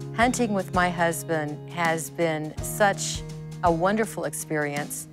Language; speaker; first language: English; native; English